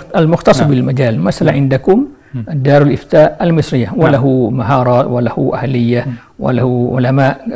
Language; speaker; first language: Arabic; non-native, fluent; Malay